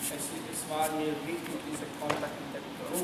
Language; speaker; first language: German; non-native, fluent; Croatian